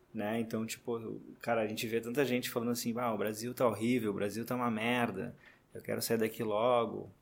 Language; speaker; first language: Portuguese; native; Portuguese